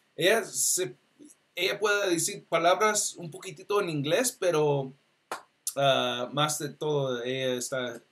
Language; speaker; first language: Spanish; early bilingual, heritage; Spanish